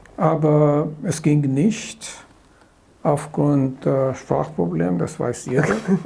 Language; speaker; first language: German; non-native, fluent; Persian